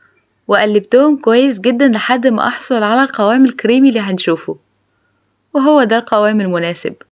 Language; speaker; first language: Arabic; native; Arabic